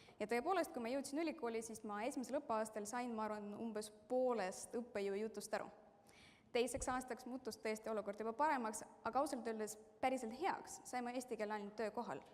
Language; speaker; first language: Estonian; non-native, local second language; Russian